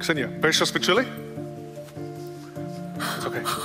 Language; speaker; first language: Ukrainian; non-native, learner; English